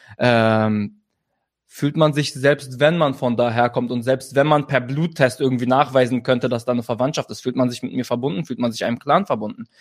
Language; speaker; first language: German; early bilingual, other home language; Arabic